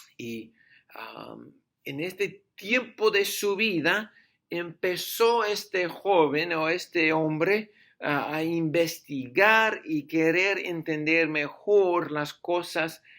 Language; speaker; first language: Spanish; non-native, fluent; English